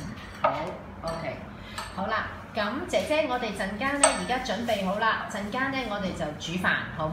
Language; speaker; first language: Cantonese; native; Cantonese